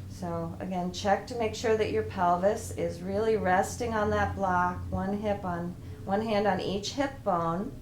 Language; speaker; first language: English; native; English